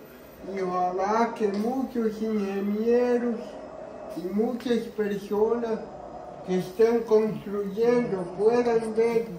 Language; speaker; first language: Spanish; early bilingual, heritage; Spanish